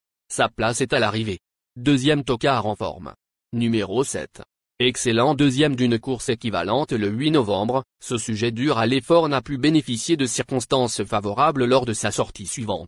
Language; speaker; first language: French; native; French